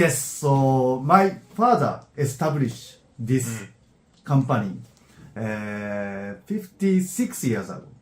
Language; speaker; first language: English; non-native, learner; Japanese